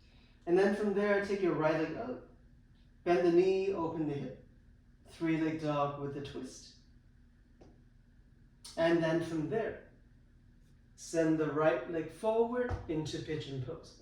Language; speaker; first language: English; native; English